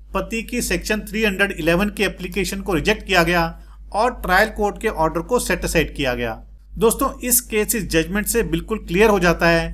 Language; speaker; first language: Hindi; native; Hindi